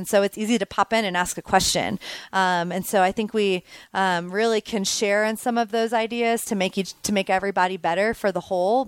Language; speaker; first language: English; native; English